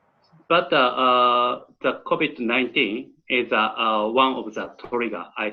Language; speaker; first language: English; non-native, learner; Japanese